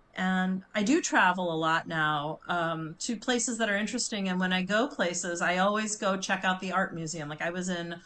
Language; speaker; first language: English; native; English